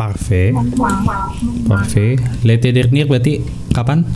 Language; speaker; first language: French; non-native, fluent; Indonesian